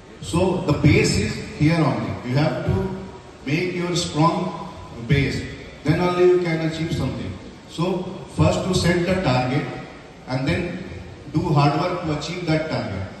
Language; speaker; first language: Telugu; non-native, local second language; Hindi